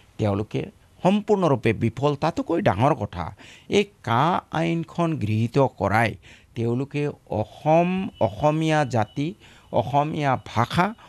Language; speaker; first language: Assamese; non-native, local second language; Bangla